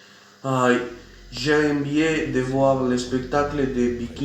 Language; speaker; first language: French; non-native, learner; Spanish